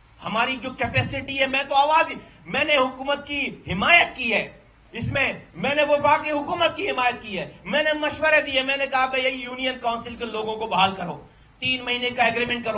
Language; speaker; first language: Urdu; native; Urdu